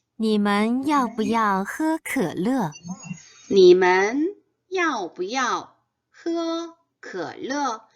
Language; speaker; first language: Chinese; non-native, fluent; Korean